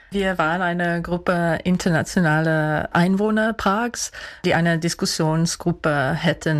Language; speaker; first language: German; non-native, fluent; Dutch